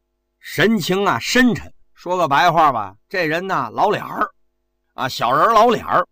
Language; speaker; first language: Chinese; native; Chinese